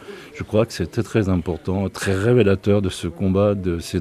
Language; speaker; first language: French; native; French